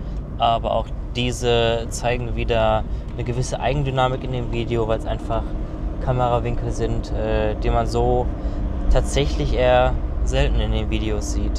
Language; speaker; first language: German; native; German